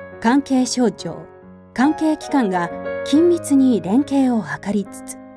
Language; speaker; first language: Japanese; native; Japanese